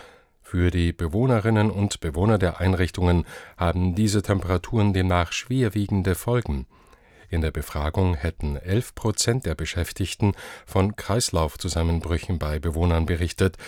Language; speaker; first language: German; native; German